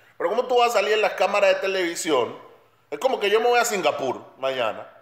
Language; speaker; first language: Spanish; native; Spanish